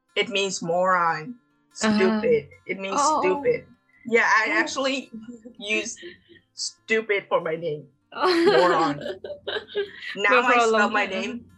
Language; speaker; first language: English; non-native, fluent; Mongolian